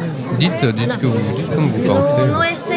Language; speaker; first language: French; native; French